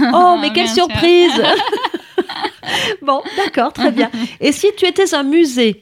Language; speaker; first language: French; native; French